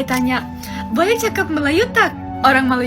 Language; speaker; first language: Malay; non-native, learner; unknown